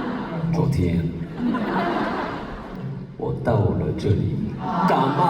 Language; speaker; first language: Chinese; non-native, learner; Korean